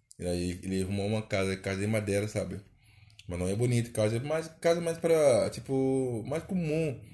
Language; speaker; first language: Portuguese; non-native, learner; Wolof